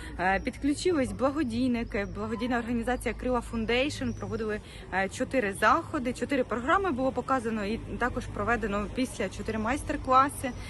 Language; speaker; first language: Ukrainian; native; Ukrainian